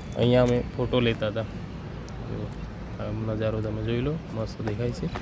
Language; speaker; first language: Gujarati; native; Gujarati